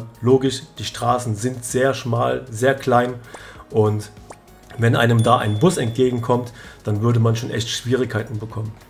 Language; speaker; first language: German; native; German